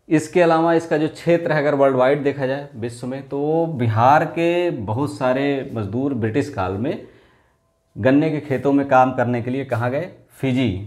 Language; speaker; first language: Hindi; native; Hindi